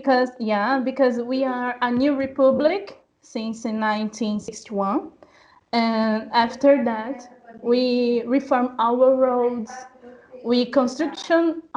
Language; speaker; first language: English; non-native, learner; Portuguese